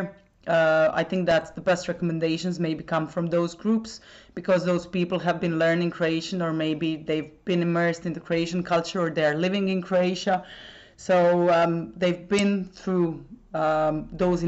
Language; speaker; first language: English; non-native, fluent; Croatian